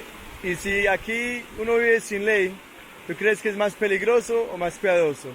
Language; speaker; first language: Spanish; early bilingual, heritage; English